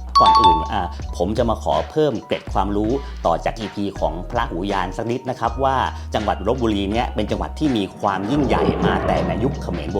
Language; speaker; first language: Thai; native; Thai